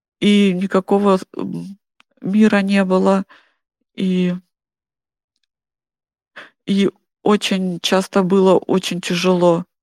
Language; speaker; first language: Russian; non-native, fluent; German